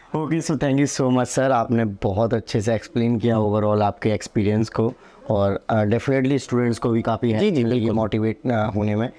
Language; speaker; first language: Hindi; native; Hindi